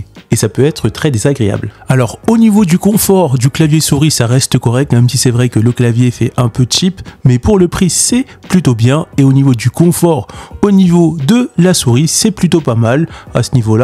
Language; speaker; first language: French; native; French